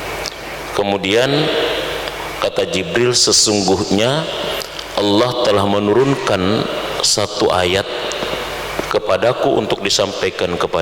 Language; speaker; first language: Indonesian; native; Indonesian